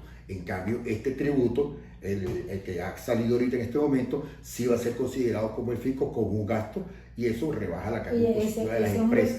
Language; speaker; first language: Spanish; native; Spanish